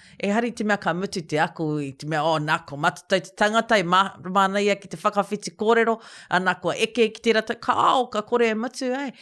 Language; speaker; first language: Māori; native; Māori